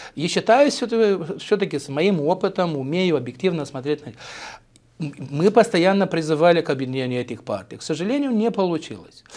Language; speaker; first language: Russian; native; Russian